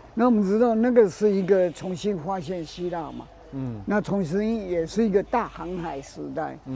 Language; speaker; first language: Chinese; native; Chinese